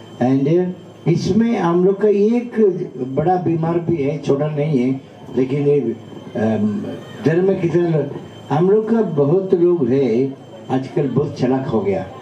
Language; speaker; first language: Hindi; non-native, local second language; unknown